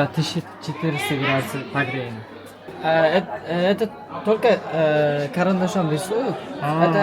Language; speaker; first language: Russian; non-native, local second language; Uzbek